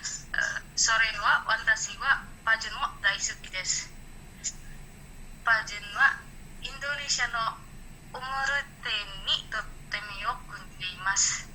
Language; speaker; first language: Japanese; non-native, learner; Indonesian